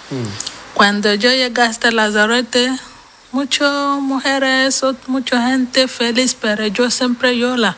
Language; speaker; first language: Spanish; non-native, learner; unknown